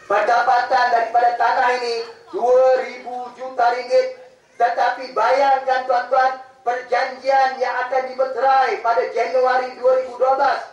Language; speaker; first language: Malay; native; Malay